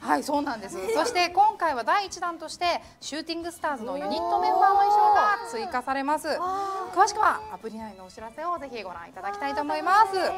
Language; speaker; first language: Japanese; native; Japanese